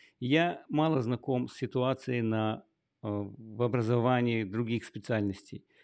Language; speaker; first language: Russian; native; Russian